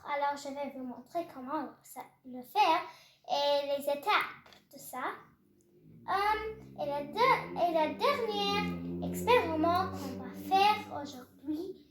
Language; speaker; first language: French; non-native, learner; English